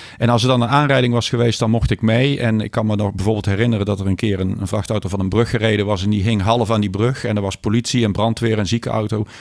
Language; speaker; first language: Dutch; native; Dutch